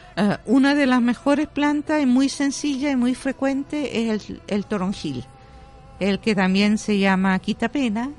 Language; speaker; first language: Spanish; non-native, fluent; German